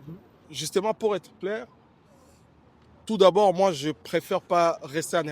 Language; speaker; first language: French; non-native, local second language; Lingala